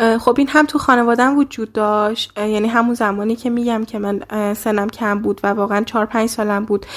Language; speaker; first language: Persian; native; Persian